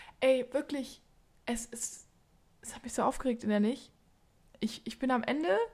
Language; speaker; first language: German; native; German